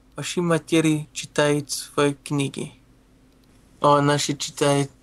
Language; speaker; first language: Russian; non-native, learner; English